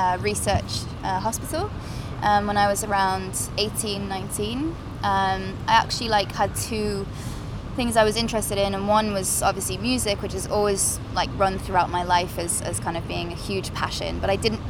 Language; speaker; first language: English; native; English